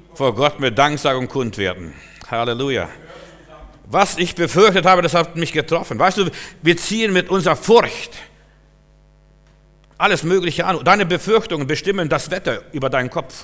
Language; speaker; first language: German; native; German